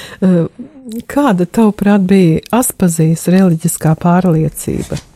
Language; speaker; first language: Latvian; native; Latvian